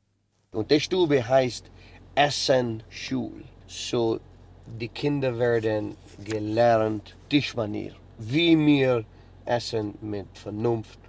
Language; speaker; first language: German; early bilingual, heritage; English